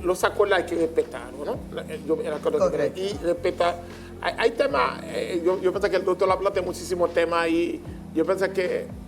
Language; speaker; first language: Spanish; non-native, learner; Haitian Creole